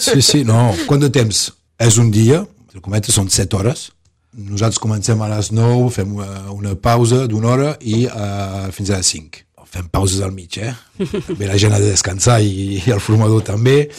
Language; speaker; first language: Catalan; non-native, local second language; French